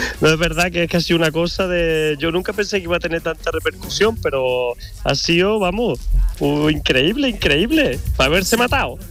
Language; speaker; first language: Spanish; native; Spanish